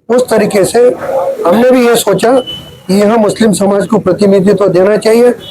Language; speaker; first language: Hindi; non-native, local second language; Marathi